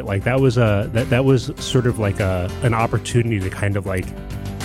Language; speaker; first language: English; early bilingual, other home language; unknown